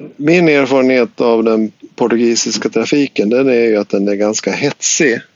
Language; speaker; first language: Swedish; native; Swedish